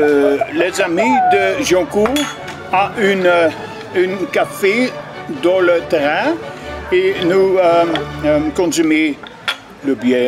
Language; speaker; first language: French; non-native, local second language; Dutch